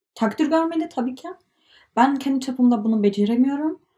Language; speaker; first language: Turkish; early bilingual, heritage; Turkish